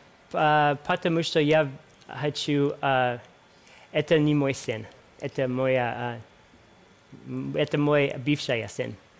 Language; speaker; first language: Russian; non-native, learner; English